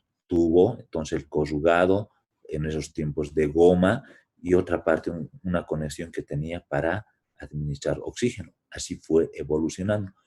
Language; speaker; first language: Spanish; native; Spanish